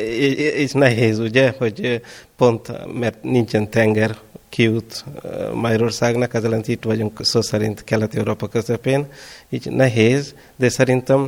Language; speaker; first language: Hungarian; non-native, fluent; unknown